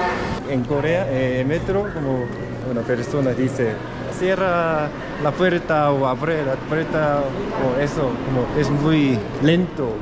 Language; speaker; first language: Spanish; non-native, learner; Korean